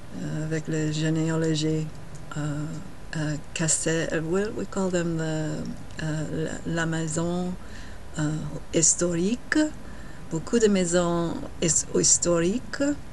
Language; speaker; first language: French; non-native, learner; English